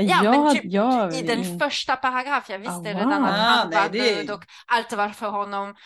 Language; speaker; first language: Swedish; non-native, learner; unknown